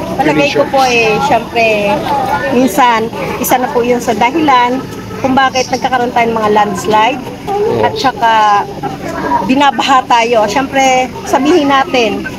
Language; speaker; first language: Filipino; native; Filipino